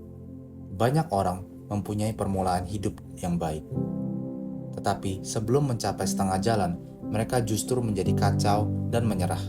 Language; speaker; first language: Indonesian; native; Indonesian